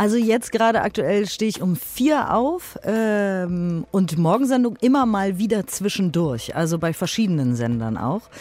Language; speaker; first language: German; native; German